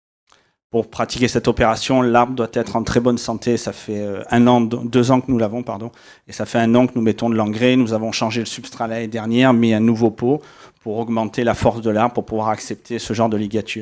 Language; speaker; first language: French; native; French